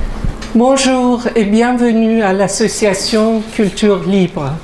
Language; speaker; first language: French; non-native, fluent; Persian